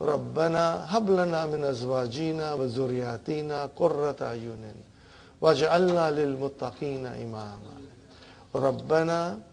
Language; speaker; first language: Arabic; non-native, fluent; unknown